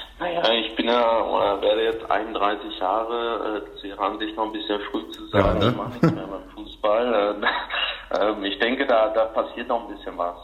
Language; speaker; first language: German; native; German